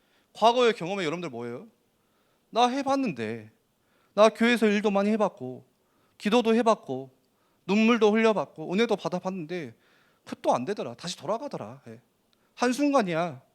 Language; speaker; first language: Korean; native; Korean